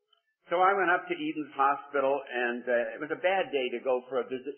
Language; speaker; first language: English; native; English